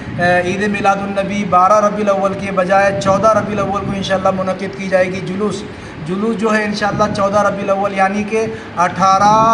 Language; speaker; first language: Urdu; native; Urdu